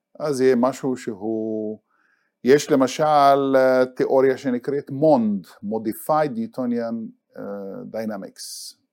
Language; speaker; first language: Hebrew; non-native, local second language; Arabic